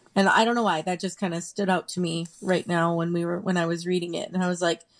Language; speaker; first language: English; native; English